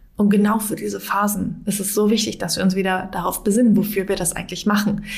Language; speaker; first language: German; native; German